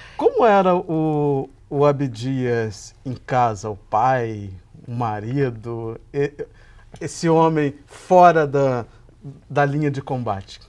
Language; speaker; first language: Portuguese; native; Portuguese